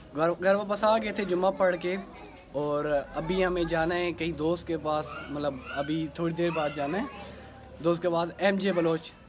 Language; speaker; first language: Urdu; non-native, local second language; Sindhi